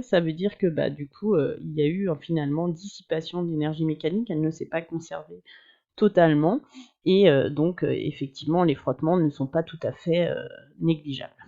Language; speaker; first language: French; native; French